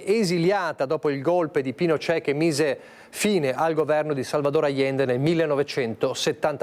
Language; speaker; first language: Italian; native; Italian